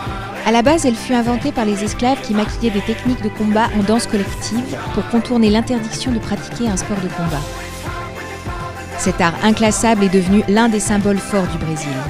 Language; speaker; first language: French; native; French